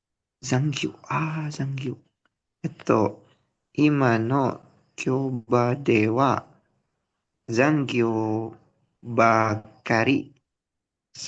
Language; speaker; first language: Japanese; non-native, learner; Indonesian